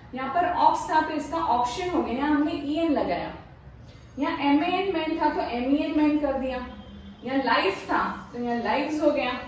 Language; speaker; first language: Hindi; non-native, local second language; Marathi